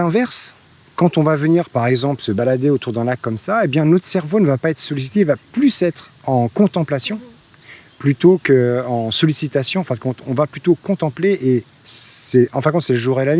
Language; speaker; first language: French; native; French